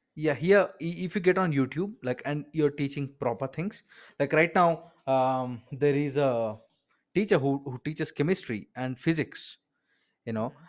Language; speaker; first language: English; non-native, local second language; Kannada